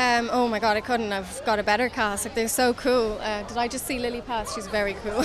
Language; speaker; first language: English; native; English